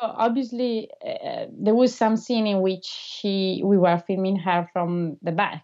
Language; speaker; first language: English; non-native, fluent; Italian